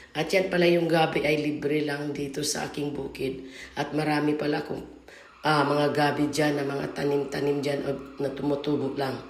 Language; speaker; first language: Filipino; non-native, local second language; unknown